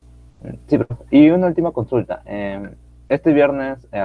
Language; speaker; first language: Spanish; native; Spanish